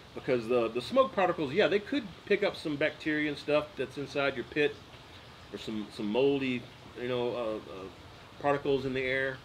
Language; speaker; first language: English; native; English